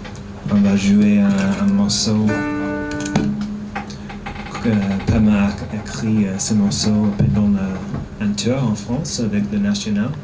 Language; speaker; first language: French; non-native, learner; English